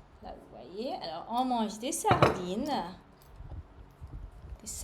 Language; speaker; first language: French; non-native, fluent; English